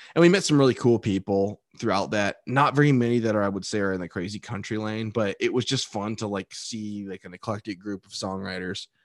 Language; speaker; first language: English; native; English